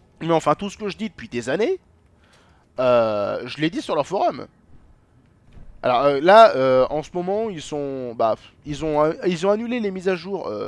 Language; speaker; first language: French; native; French